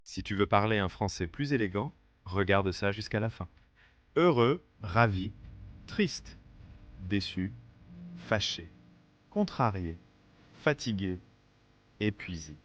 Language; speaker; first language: French; non-native, local second language; Malagasy